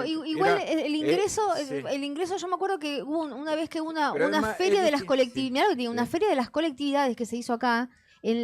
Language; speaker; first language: Spanish; native; Spanish